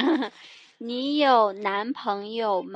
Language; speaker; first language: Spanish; non-native, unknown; Chinese